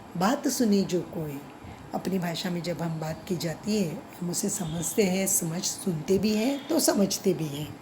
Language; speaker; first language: Hindi; non-native, local second language; Marathi